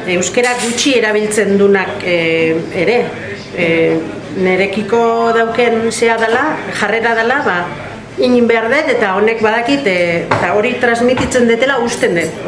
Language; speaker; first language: Basque; native; Basque